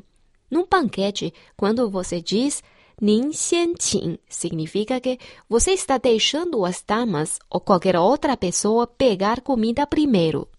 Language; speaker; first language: Portuguese; non-native, fluent; Chinese